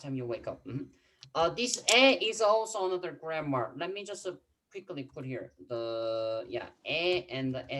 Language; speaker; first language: English; non-native, fluent; Korean